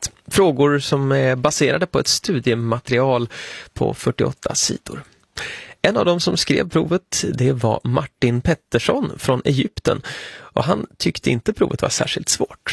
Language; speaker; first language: Swedish; native; Swedish